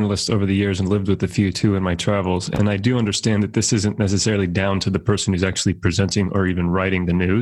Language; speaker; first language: English; native; English